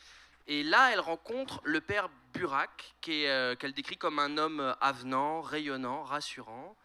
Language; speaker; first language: French; native; French